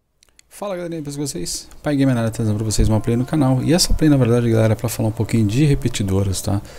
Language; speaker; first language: Portuguese; native; Portuguese